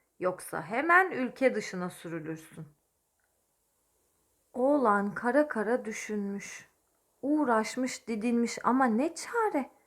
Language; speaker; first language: Turkish; native; Turkish